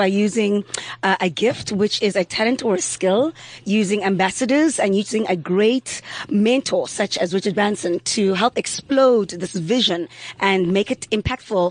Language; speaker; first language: English; non-native, local second language; Xhosa